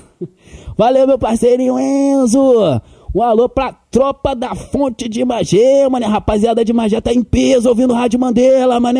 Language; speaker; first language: Portuguese; native; Portuguese